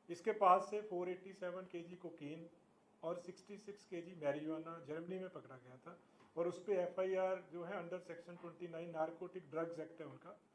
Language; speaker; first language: Hindi; non-native, local second language; Punjabi